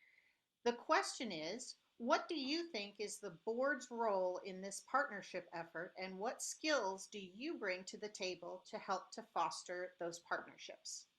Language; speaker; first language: English; native; English